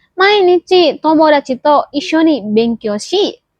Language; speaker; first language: Japanese; non-native, learner; Indonesian